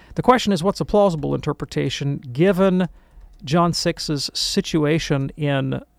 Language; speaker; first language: English; native; English